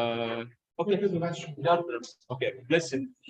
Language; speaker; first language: English; non-native, learner; Indonesian